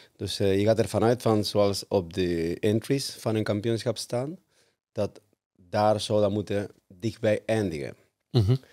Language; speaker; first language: Dutch; non-native, fluent; Spanish